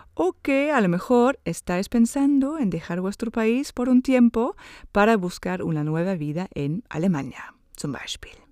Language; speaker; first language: Spanish; non-native, fluent; German